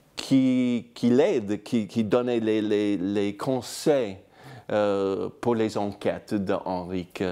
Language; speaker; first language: French; non-native, fluent; English